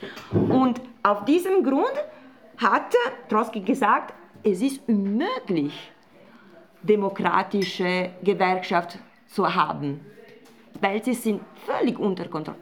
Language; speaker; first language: German; non-native, fluent; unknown